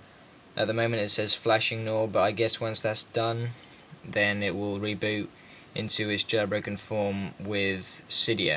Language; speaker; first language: English; native; English